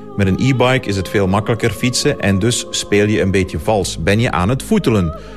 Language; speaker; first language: Dutch; native; Dutch